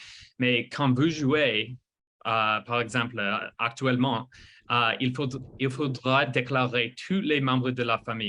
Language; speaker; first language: French; non-native, fluent; English